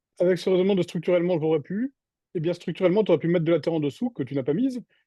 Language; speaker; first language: French; native; French